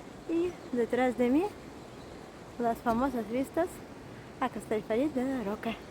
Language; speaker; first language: Spanish; non-native, fluent; Russian